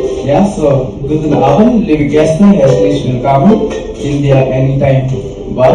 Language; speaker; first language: German; non-native, learner; Konkani